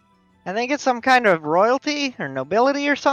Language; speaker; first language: English; native; English